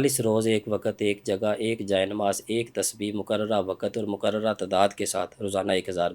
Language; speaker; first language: Urdu; native; Urdu